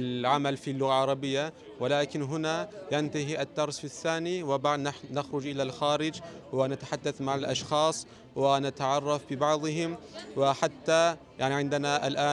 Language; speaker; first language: Arabic; non-native, learner; Turkish